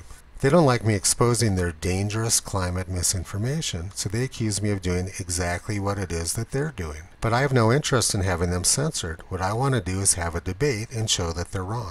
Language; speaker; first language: English; native; English